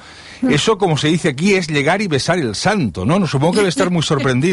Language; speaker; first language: Spanish; non-native, local second language; Catalan